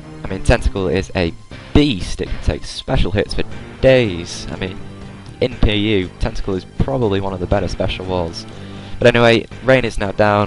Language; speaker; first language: English; native; English